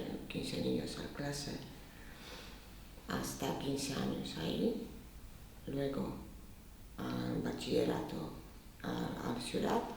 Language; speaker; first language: Spanish; non-native, fluent; Polish